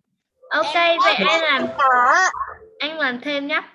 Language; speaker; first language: Vietnamese; native; Vietnamese